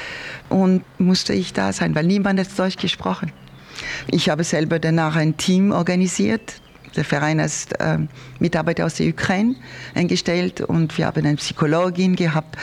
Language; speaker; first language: German; non-native, fluent; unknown